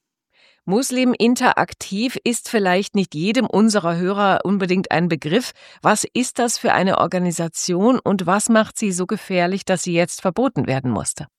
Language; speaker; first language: German; native; German